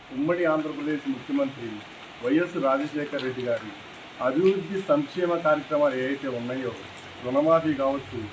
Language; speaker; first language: Telugu; native; Telugu